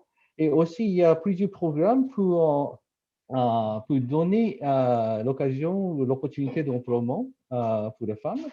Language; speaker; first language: French; non-native, fluent; Japanese